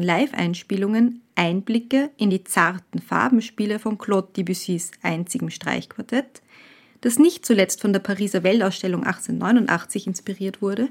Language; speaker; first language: German; native; German